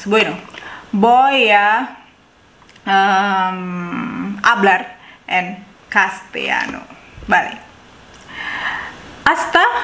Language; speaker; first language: Spanish; non-native, learner; Indonesian